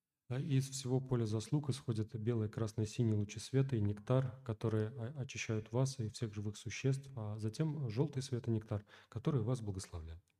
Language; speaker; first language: Russian; native; Russian